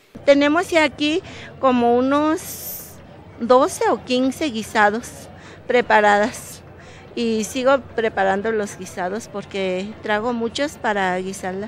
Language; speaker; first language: Spanish; non-native, local second language; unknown